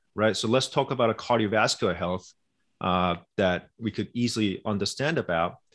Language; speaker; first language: English; early bilingual, other home language; Korean